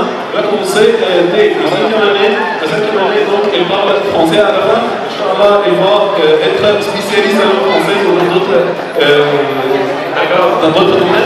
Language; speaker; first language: French; non-native, fluent; Arabic